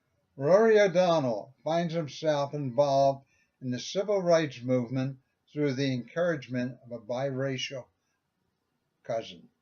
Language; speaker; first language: English; native; English